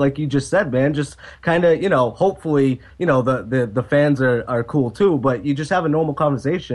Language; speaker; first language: English; native; English